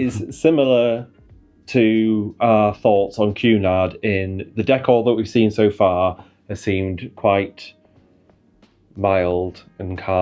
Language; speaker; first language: English; native; English